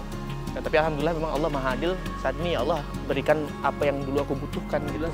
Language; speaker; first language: Indonesian; native; Indonesian